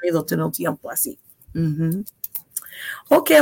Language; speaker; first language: Spanish; non-native, fluent; English